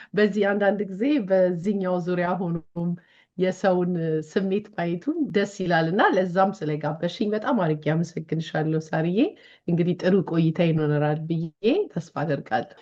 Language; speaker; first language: Amharic; native; Amharic